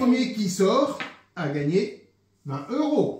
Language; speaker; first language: French; native; French